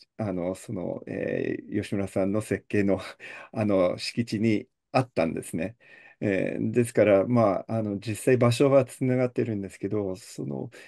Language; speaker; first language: Japanese; early bilingual, heritage; Japanese